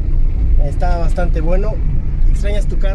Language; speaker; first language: Spanish; native; Spanish